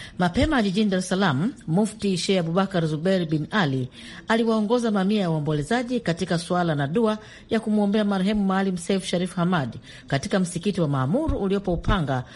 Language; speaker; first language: Swahili; native; Swahili